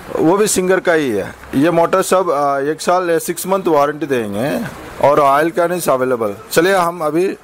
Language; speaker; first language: Hindi; non-native, local second language; Tamil